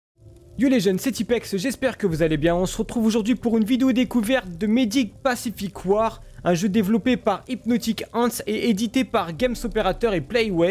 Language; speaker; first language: French; native; French